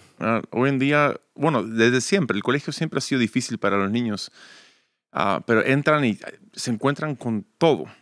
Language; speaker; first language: Spanish; early bilingual, other home language; English